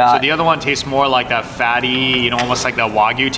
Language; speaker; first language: English; native; English